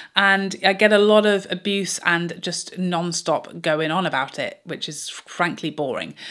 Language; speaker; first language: English; native; English